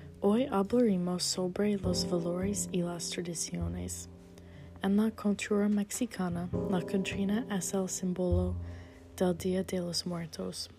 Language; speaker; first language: Spanish; non-native, learner; English